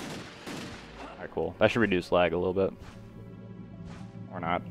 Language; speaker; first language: English; native; English